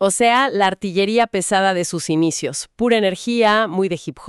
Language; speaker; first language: Spanish; native; Spanish